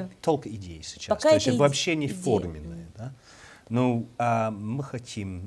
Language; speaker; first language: Russian; non-native, learner; English